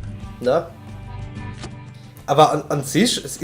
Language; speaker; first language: German; native; German